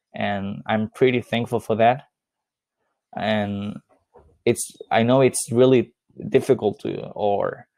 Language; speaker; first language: English; non-native, fluent; Spanish